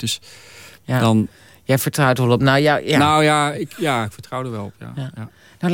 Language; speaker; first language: Dutch; native; Dutch